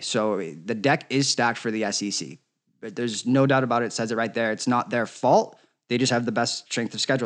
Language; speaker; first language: English; native; English